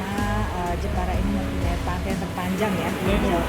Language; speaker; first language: Indonesian; native; Indonesian